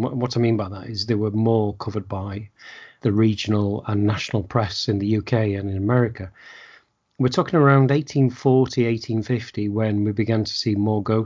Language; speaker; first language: English; native; English